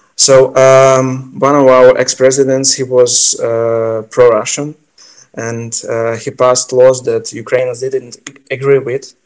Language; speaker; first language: English; non-native, fluent; Ukrainian